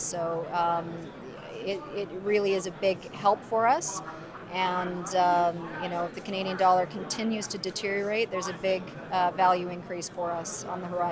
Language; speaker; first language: English; native; English